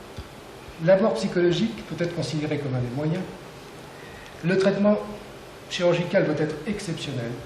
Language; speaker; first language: French; native; French